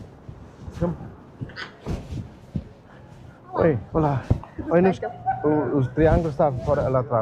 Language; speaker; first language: Portuguese; non-native, learner; German